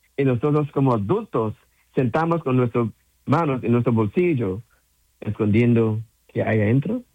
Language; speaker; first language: Spanish; non-native, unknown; English